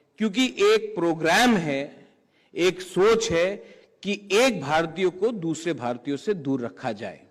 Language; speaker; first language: Hindi; non-native, local second language; Kok Borok